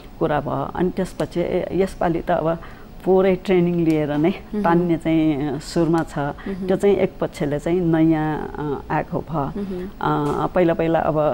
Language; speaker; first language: Nepali; non-native, local second language; Newari